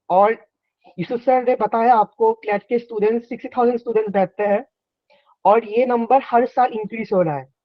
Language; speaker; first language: Hindi; non-native, local second language; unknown